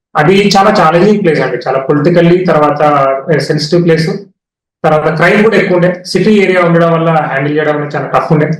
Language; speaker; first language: Telugu; native; Telugu